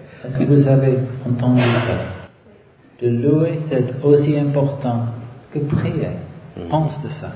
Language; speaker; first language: French; non-native, learner; English